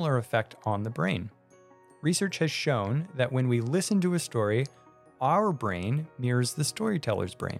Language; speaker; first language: English; native; English